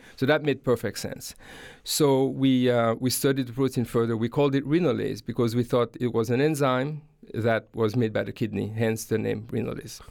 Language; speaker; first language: English; non-native, fluent; Haitian Creole